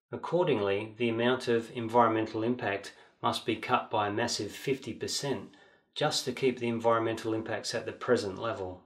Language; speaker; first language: English; native; English